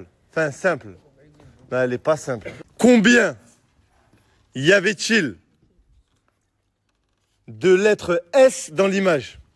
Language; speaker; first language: French; native; French